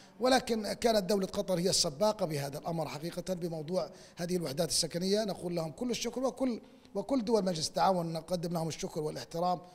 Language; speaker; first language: Arabic; native; Arabic